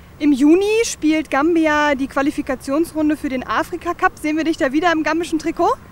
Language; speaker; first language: German; native; German